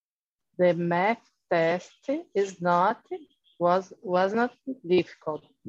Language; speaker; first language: English; non-native, learner; Portuguese